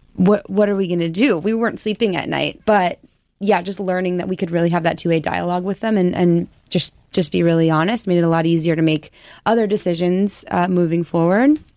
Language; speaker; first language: English; native; English